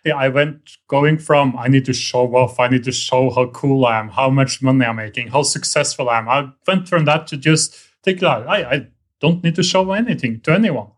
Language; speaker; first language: English; non-native, fluent; Norwegian